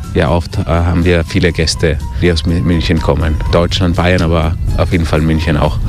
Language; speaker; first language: German; early bilingual, heritage; German